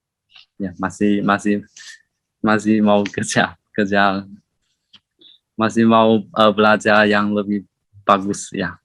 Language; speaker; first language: Indonesian; non-native, learner; Chinese